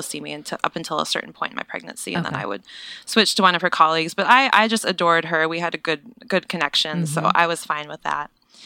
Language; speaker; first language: English; native; English